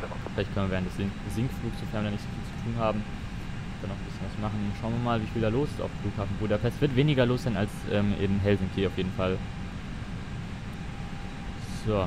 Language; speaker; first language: German; native; German